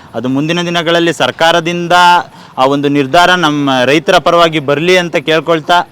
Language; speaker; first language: Kannada; native; Kannada